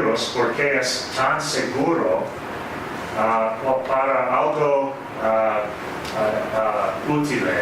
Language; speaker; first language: Spanish; non-native, fluent; English